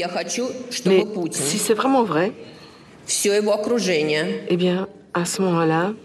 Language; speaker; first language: French; non-native, learner; Russian